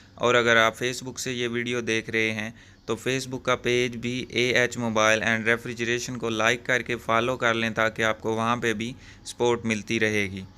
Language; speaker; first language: Urdu; non-native, local second language; Punjabi